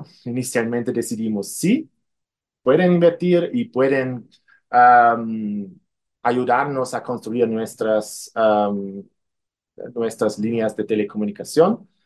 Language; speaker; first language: Spanish; non-native, fluent; German